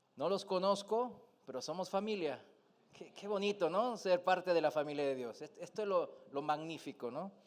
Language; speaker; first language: Spanish; non-native, fluent; Korean